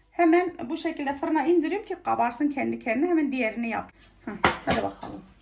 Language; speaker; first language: Turkish; native; Turkish